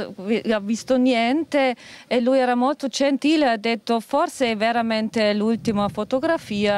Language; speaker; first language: Italian; non-native, fluent; German